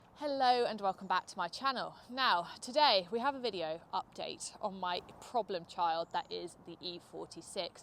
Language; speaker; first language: English; native; English